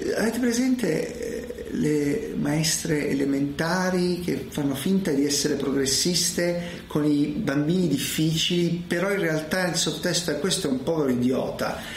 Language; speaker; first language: Italian; native; Italian